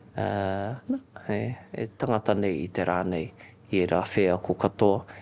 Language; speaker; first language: Māori; non-native, local second language; English